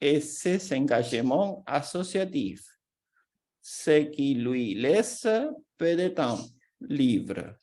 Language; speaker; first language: French; non-native, fluent; Portuguese